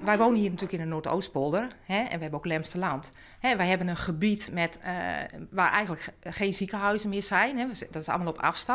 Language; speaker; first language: Dutch; native; Dutch